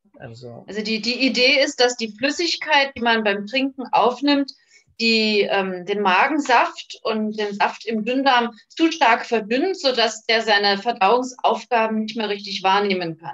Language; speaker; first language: German; native; German